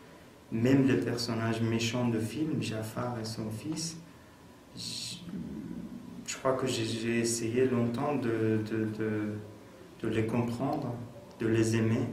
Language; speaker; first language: French; non-native, fluent; Persian